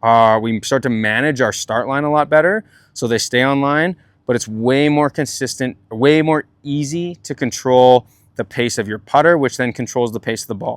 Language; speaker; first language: English; native; English